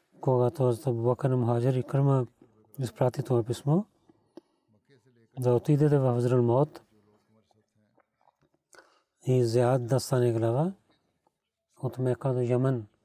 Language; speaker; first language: Bulgarian; non-native, learner; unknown